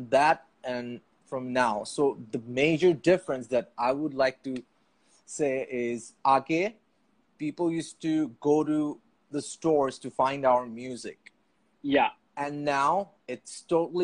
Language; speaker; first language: English; non-native, local second language; Bangla